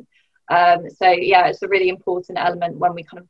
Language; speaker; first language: English; native; English